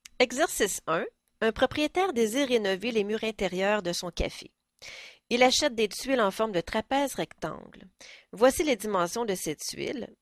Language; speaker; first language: French; native; French